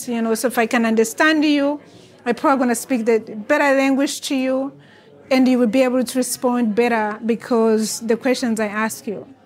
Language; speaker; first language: English; non-native, fluent; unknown